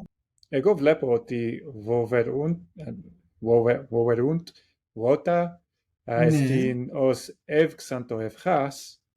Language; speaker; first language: Greek; non-native, learner; English